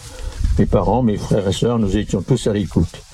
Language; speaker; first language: French; native; French